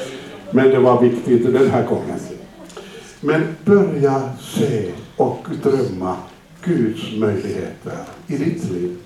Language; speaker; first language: Swedish; non-native, fluent; Finnish